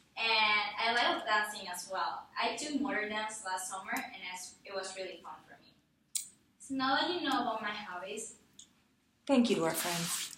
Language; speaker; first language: English; non-native, fluent; Spanish